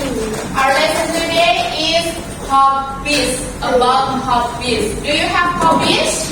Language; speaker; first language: English; non-native, learner; Indonesian